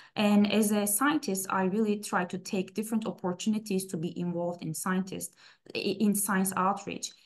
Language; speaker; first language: English; non-native, fluent; Turkish